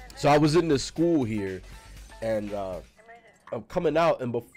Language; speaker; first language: English; native; English